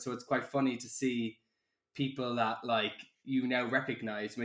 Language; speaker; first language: English; native; English